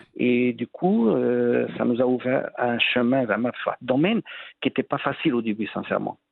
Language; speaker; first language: French; non-native, local second language; Arabic